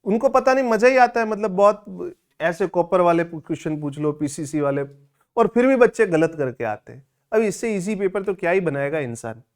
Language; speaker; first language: Hindi; non-native, local second language; Gujarati